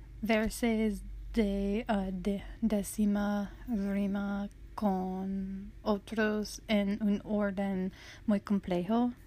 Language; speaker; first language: Spanish; non-native, learner; English